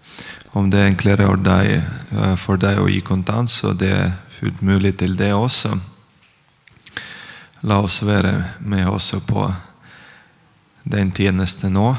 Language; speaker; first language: Norwegian; non-native, fluent; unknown